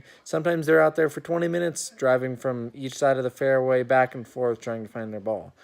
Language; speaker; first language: English; native; English